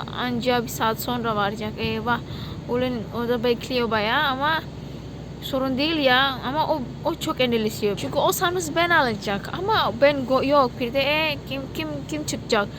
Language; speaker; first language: Turkish; non-native, learner; Indonesian